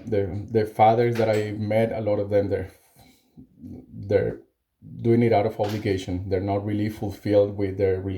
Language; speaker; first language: English; non-native, fluent; Spanish